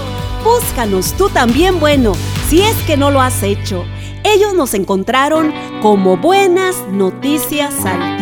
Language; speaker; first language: Spanish; native; Spanish